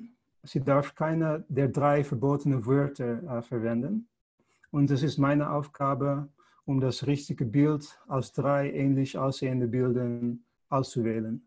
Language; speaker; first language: German; non-native, fluent; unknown